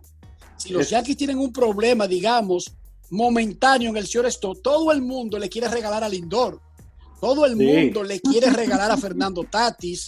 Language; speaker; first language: Spanish; native; Spanish